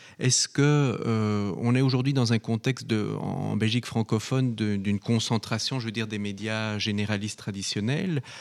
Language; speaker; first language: French; native; French